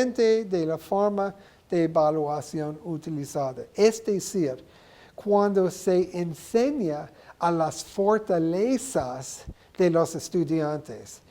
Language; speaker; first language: Spanish; non-native, learner; English